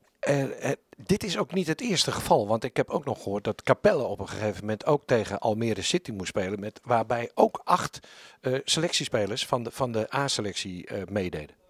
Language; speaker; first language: Dutch; native; Dutch